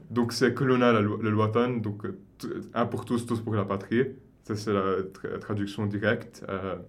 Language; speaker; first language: French; non-native, local second language; Arabic